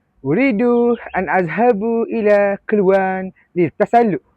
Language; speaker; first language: Arabic; non-native, learner; Malay